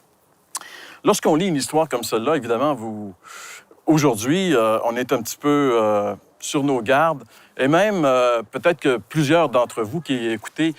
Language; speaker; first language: French; native; French